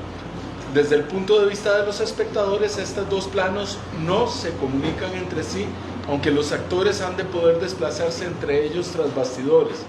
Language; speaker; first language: Spanish; native; Spanish